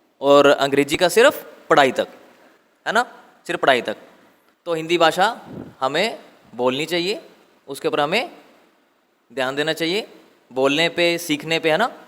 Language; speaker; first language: Hindi; native; Hindi